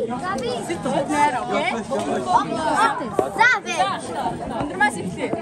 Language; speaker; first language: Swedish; non-native, learner; Mongolian